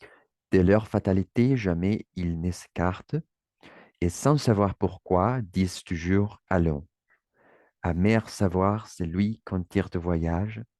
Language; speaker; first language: French; non-native, learner; Spanish